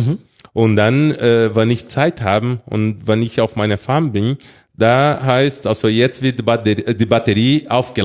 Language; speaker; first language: German; non-native, fluent; Portuguese